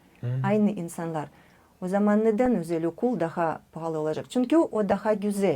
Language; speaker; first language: Turkish; non-native, learner; Russian